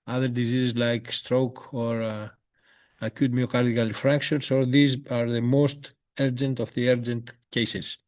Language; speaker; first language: English; non-native, fluent; Greek